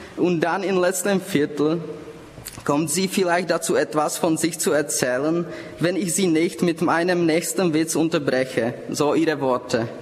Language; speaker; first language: German; non-native, fluent; Czech